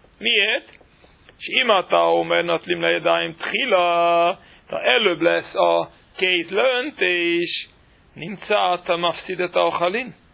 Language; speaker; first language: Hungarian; non-native, fluent; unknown